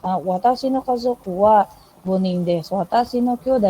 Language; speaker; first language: Japanese; non-native, fluent; Indonesian